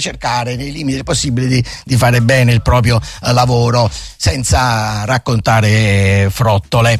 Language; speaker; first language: Italian; native; Italian